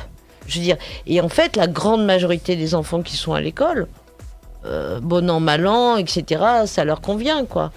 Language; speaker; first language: French; native; French